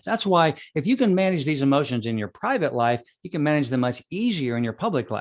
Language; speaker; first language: English; native; English